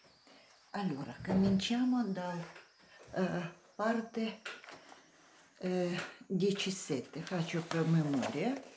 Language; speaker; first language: Italian; non-native, learner; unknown